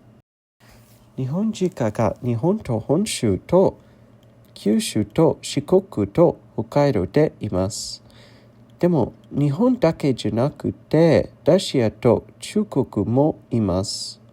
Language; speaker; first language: Japanese; non-native, learner; English